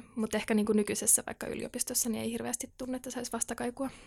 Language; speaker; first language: Finnish; native; Finnish